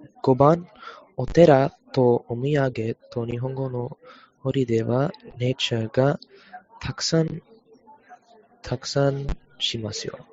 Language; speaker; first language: Japanese; non-native, learner; English